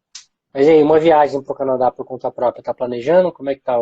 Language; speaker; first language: Portuguese; native; Portuguese